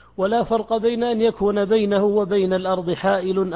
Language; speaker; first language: Arabic; native; Arabic